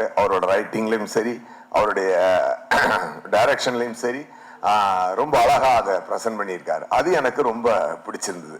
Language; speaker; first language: Tamil; native; Tamil